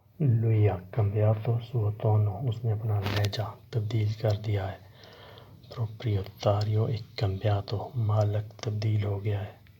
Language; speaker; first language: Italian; non-native, learner; Urdu